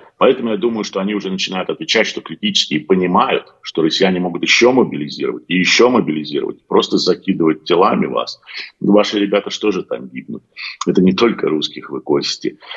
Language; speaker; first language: Russian; early bilingual, heritage; Russian